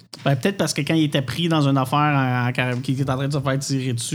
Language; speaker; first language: French; native; French